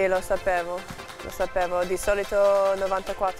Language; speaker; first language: Italian; non-native, learner; English